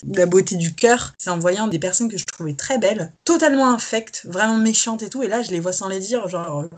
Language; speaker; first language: French; native; French